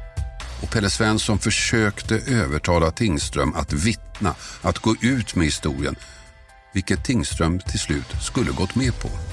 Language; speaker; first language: Swedish; native; Swedish